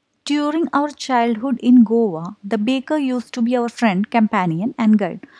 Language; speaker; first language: English; non-native, local second language; Malayalam